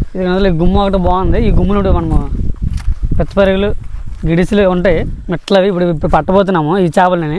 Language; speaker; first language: Telugu; non-native, local second language; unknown